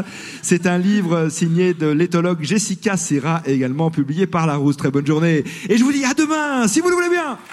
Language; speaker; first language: French; native; French